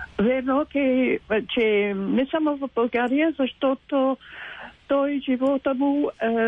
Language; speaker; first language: Bulgarian; non-native, learner; English